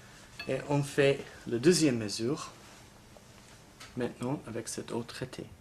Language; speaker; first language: French; non-native, fluent; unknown